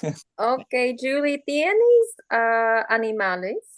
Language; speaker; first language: Spanish; non-native, learner; English